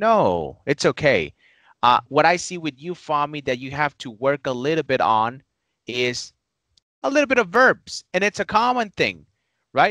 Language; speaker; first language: English; non-native, fluent; Spanish